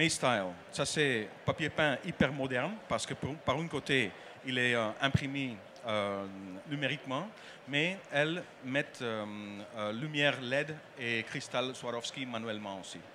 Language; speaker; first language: French; non-native, learner; Dutch